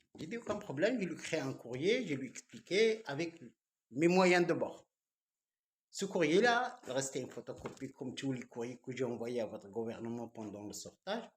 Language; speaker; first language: French; non-native, local second language; Arabic